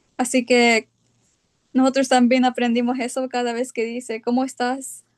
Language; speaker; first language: Spanish; early bilingual, heritage; Spanish